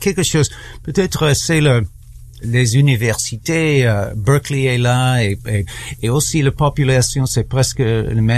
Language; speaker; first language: French; non-native, learner; English